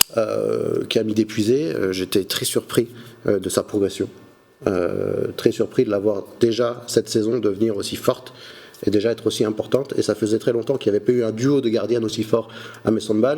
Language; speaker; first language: French; native; French